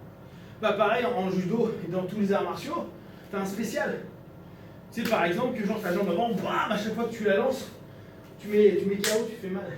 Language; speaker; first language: French; native; French